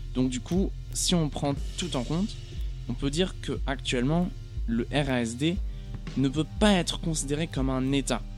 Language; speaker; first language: French; non-native, fluent; German